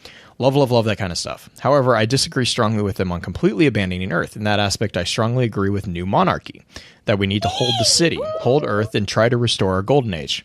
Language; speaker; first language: English; native; English